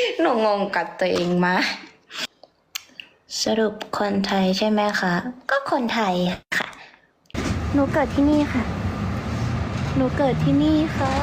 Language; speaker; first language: Thai; early bilingual, heritage; Thai